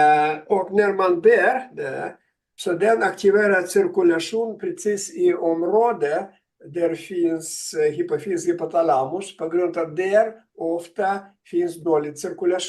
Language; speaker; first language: Swedish; non-native, fluent; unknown